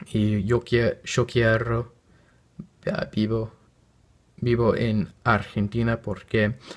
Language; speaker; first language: Portuguese; non-native, learner; English